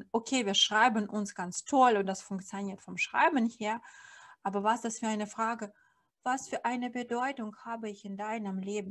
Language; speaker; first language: German; non-native, fluent; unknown